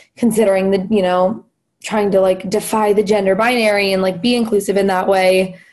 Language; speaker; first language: English; native; English